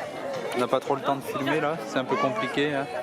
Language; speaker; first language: French; native; French